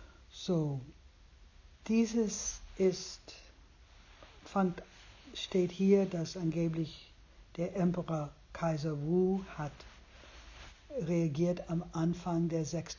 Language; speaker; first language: German; non-native, fluent; English